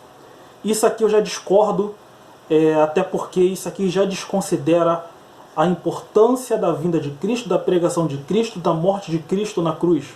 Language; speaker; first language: Portuguese; native; Portuguese